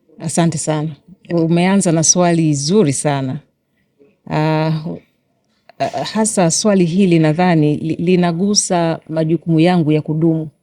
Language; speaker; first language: Swahili; native; Swahili